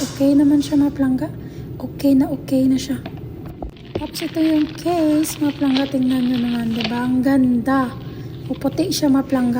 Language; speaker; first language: Filipino; non-native, local second language; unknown